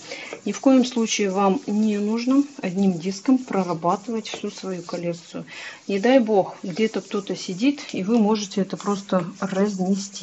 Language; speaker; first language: Russian; native; Russian